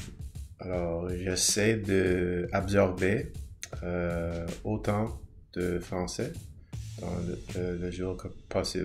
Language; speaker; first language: French; non-native, learner; English